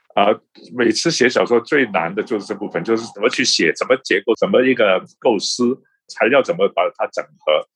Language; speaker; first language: Chinese; non-native, local second language; Cantonese